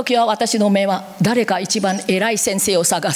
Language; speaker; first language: Japanese; non-native, learner; Korean